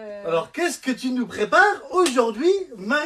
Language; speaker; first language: French; native; French